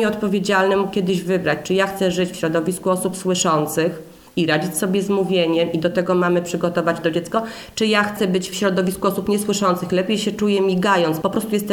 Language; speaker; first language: Polish; native; Polish